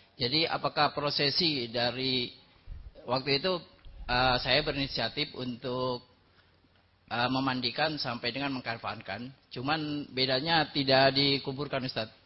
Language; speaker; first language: Indonesian; native; Indonesian